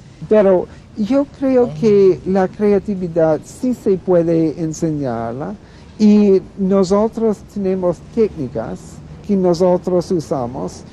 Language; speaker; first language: Spanish; non-native, fluent; English